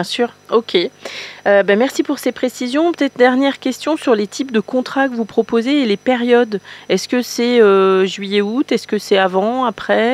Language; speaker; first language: French; native; French